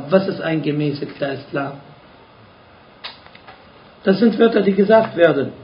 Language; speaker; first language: German; non-native, fluent; Arabic